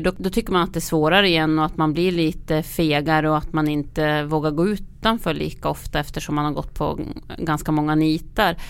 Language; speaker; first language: Swedish; native; Swedish